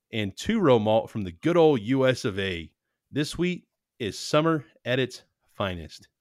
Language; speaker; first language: English; native; English